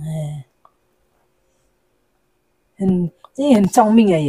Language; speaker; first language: Chinese; non-native, learner; Indonesian